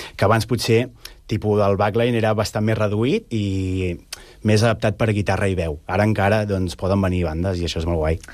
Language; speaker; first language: Catalan; native; Catalan